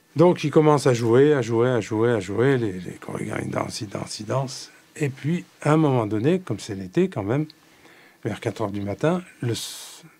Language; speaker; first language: French; native; French